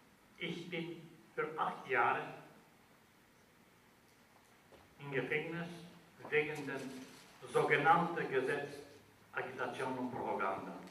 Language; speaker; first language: German; non-native, fluent; Albanian